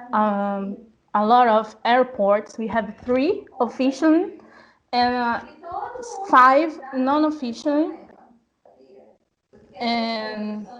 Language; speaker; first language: English; non-native, learner; Portuguese